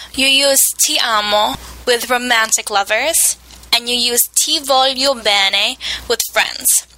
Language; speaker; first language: English; native; English